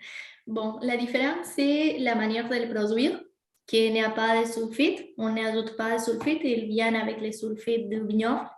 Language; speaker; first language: French; non-native, fluent; Spanish